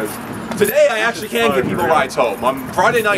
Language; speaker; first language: English; native; English